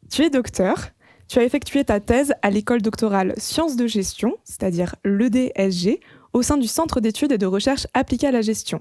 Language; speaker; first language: French; native; French